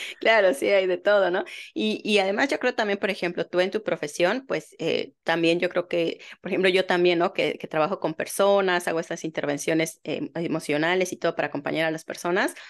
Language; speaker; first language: Spanish; native; Spanish